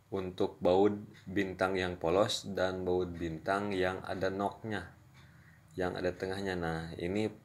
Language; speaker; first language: Indonesian; non-native, local second language; Sundanese